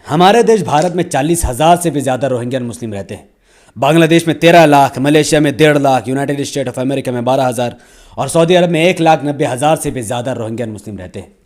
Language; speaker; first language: Hindi; native; Hindi